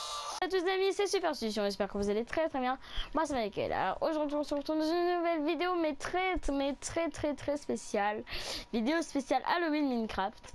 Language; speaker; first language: French; native; French